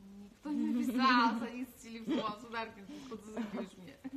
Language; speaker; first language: Russian; native; Russian